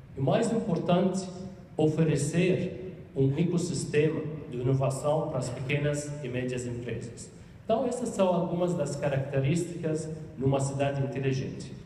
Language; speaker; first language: Portuguese; non-native, fluent; Arabic